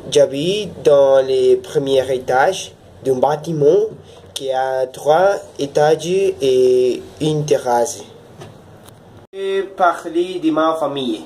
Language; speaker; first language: French; non-native, learner; Spanish